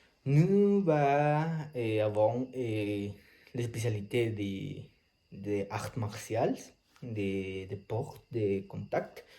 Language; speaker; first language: French; non-native, learner; Spanish